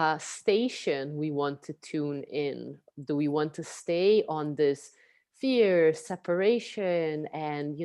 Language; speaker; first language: English; non-native, fluent; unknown